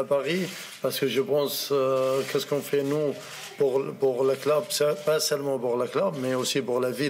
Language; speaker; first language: French; non-native, learner; Arabic